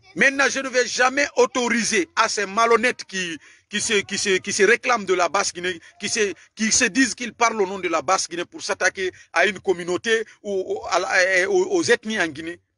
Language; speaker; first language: French; non-native, local second language; Susu